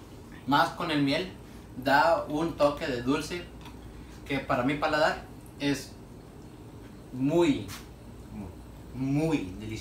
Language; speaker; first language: Spanish; early bilingual, heritage; Spanish